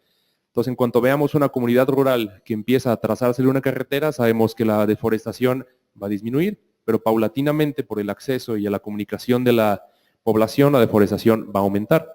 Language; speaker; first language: Spanish; native; Spanish